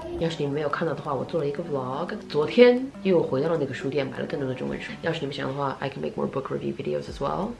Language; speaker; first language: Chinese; early bilingual, heritage; Chinese